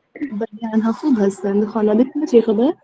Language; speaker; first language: Persian; non-native, learner; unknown